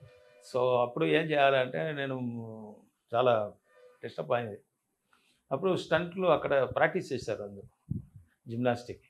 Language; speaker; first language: Telugu; non-native, learner; Tamil